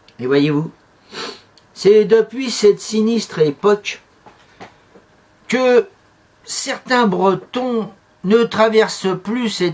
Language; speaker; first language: French; native; French